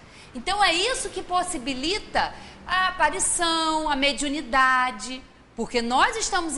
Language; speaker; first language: Portuguese; native; Portuguese